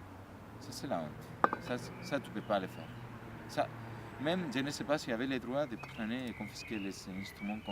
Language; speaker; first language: French; non-native, learner; Spanish